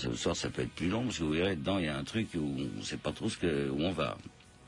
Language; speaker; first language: French; native; French